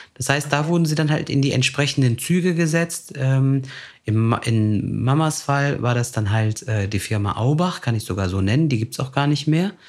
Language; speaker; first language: German; early bilingual, other home language; Turkish